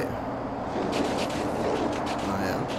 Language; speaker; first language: English; native; English